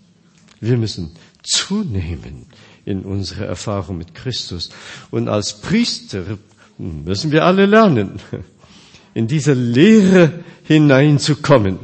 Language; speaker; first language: German; non-native, fluent; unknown